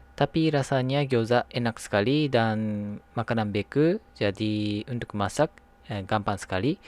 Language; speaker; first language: Indonesian; non-native, learner; Japanese